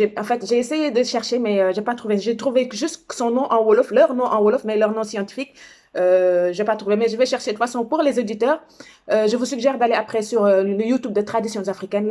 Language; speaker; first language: French; non-native, local second language; Wolof